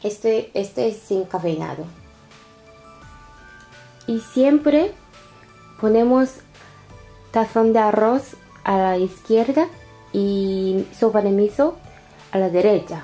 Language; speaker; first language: Spanish; non-native, fluent; Japanese